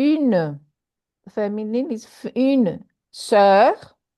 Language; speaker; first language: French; non-native, fluent; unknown